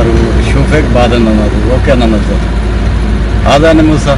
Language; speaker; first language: Arabic; non-native, learner; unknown